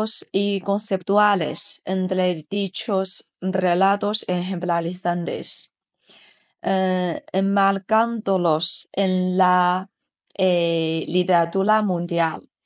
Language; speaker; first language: Spanish; non-native, fluent; Chinese